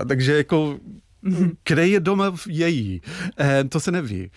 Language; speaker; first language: Czech; non-native, fluent; English